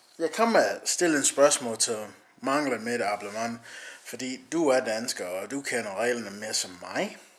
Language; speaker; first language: Danish; non-native, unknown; English